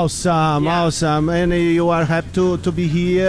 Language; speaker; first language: English; non-native, learner; Portuguese